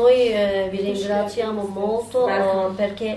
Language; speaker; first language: Italian; non-native, learner; Turkish